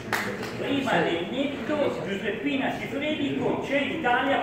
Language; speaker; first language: Italian; native; Italian